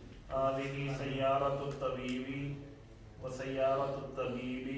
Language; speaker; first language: Arabic; non-native, fluent; Urdu